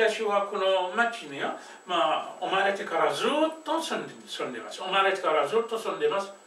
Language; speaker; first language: Japanese; non-native, fluent; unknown